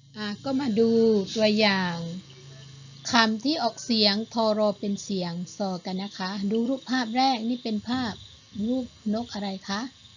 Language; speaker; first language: Thai; non-native, local second language; Malay